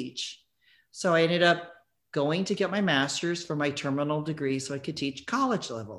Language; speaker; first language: English; native; English